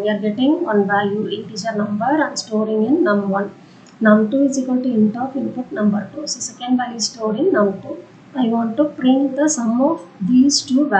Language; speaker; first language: English; non-native, local second language; Tamil